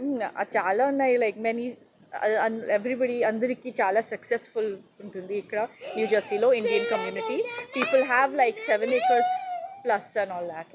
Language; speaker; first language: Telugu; non-native, learner; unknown